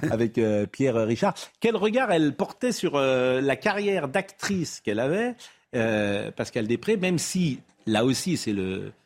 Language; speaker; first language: French; native; French